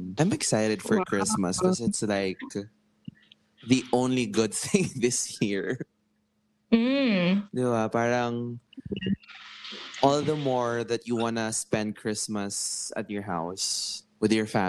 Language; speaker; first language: English; non-native, local second language; Filipino